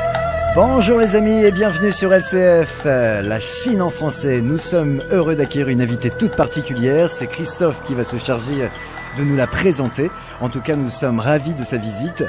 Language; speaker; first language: French; native; French